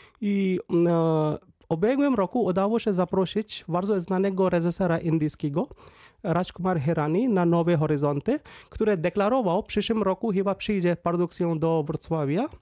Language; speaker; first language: Polish; non-native, fluent; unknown